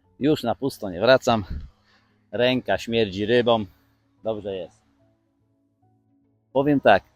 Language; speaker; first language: Polish; native; Polish